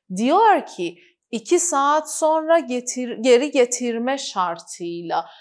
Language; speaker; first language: Turkish; non-native, fluent; Persian